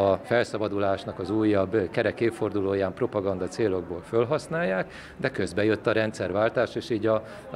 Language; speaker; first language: Hungarian; native; Hungarian